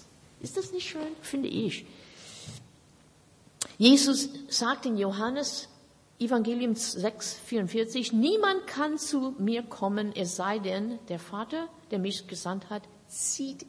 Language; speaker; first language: German; non-native, fluent; English